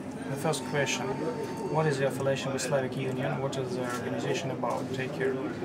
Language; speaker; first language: English; non-native, fluent; Russian